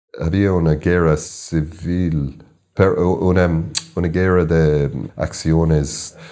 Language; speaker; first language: Spanish; non-native, learner; English